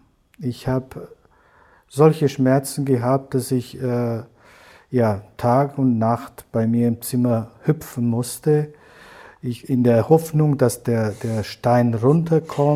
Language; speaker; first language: German; non-native, fluent; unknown